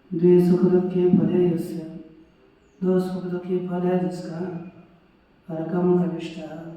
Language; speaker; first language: Hindi; non-native, local second language; Marathi